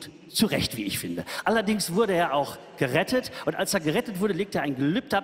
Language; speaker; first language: German; native; German